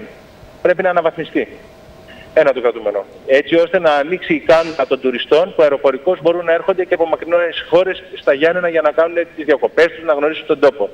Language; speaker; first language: Greek; native; Greek